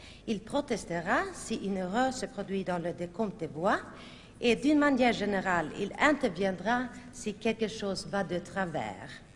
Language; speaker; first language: French; non-native, fluent; Swedish